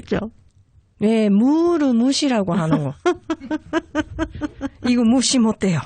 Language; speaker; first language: Korean; non-native, fluent; Japanese